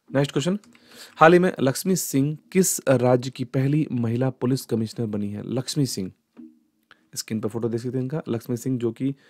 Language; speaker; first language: Hindi; native; Hindi